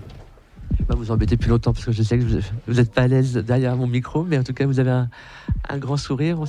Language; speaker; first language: French; native; French